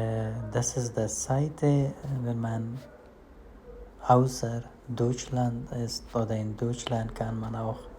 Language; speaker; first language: German; non-native, learner; Persian